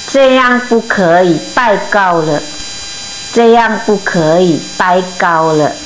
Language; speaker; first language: Chinese; non-native, fluent; Indonesian